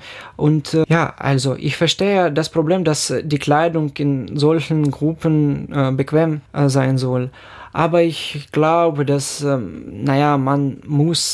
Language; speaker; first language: German; non-native, fluent; Ukrainian